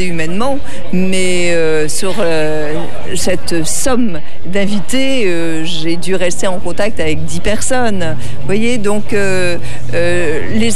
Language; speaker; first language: French; native; French